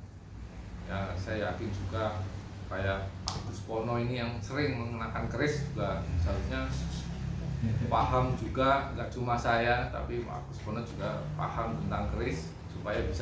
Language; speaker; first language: Indonesian; native; Indonesian